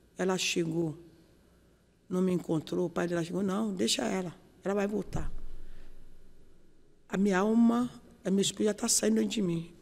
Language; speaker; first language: Portuguese; non-native, learner; Yoruba